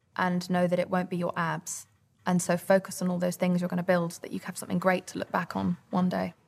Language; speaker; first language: English; native; English